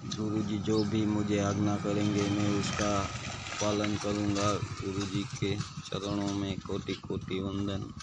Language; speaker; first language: Hindi; non-native, local second language; Gujarati